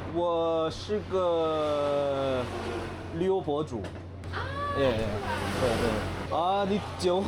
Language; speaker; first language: Chinese; non-native, fluent; Korean